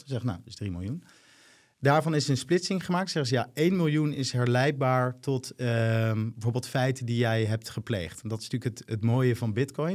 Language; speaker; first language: Dutch; native; Dutch